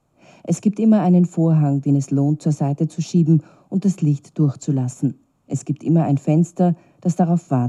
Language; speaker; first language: German; native; German